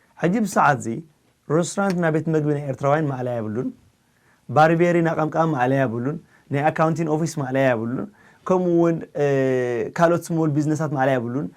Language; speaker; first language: Tigrinya; native; Tigrinya